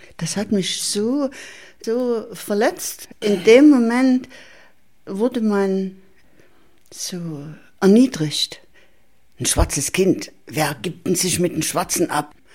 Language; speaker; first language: German; native; German